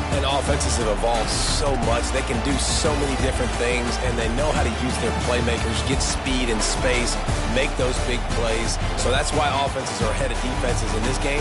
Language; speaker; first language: English; native; English